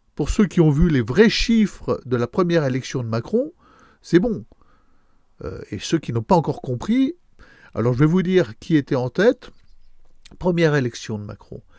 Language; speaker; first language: French; native; French